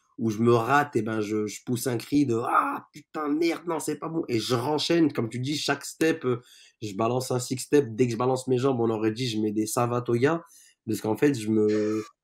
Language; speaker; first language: French; native; French